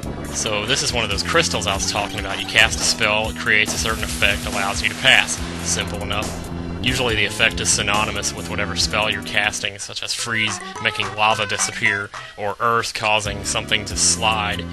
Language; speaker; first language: English; native; English